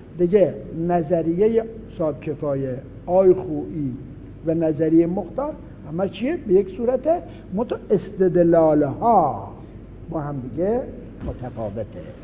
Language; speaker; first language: Persian; native; Persian